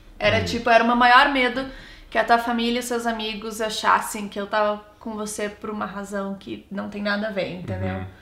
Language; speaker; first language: Portuguese; native; Portuguese